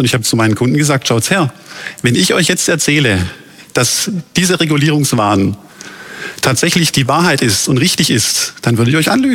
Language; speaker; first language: German; native; German